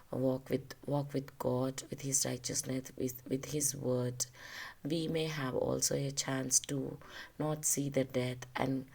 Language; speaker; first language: English; non-native, local second language; Telugu